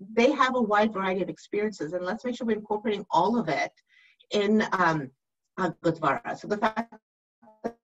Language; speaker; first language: English; native; English